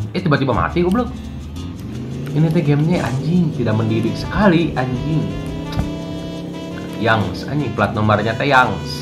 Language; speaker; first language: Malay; non-native, local second language; Sundanese